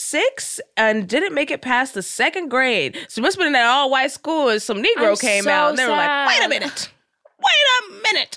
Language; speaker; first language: English; native; English